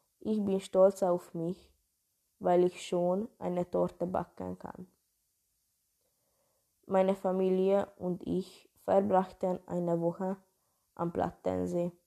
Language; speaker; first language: German; non-native, learner; Hungarian